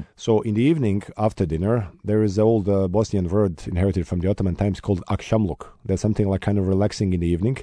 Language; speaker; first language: English; non-native, fluent; Bosnian